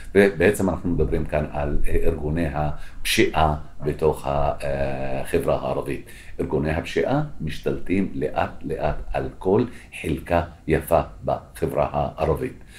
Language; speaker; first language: Hebrew; non-native, local second language; Arabic